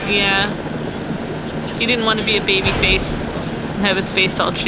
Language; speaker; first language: English; native; English